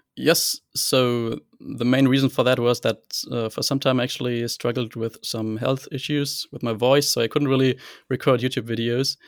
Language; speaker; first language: English; non-native, fluent; German